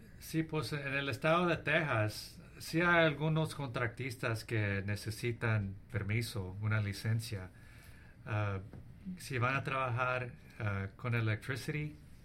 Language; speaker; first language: Spanish; early bilingual, heritage; English